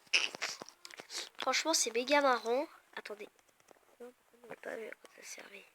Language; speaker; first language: French; native; French